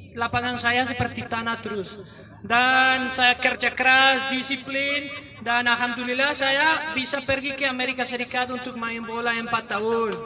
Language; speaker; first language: Indonesian; non-native, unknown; Spanish